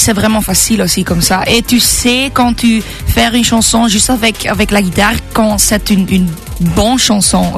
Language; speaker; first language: French; non-native, local second language; Dutch